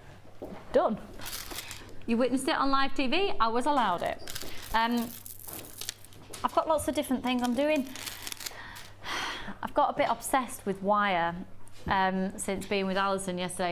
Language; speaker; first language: English; native; English